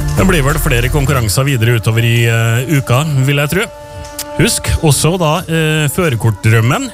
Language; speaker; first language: Norwegian; native; Norwegian